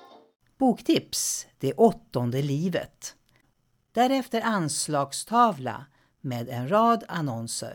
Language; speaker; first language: Swedish; native; Swedish